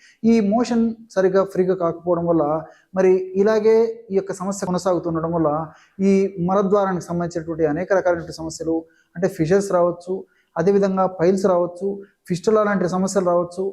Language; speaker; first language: Telugu; native; Telugu